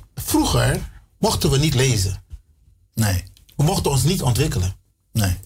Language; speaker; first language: Dutch; non-native, local second language; Sranan Tongo